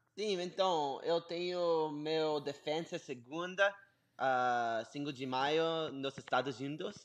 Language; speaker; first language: Portuguese; non-native, learner; English